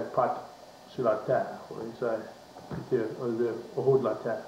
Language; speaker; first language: French; native; French